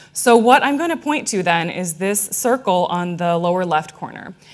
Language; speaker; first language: English; native; English